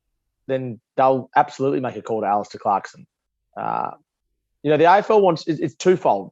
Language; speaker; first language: English; native; English